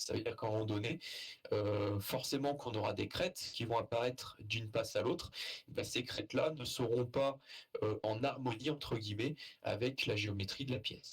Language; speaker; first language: French; native; French